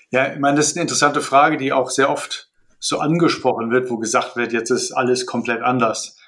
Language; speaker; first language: German; non-native, fluent; Malay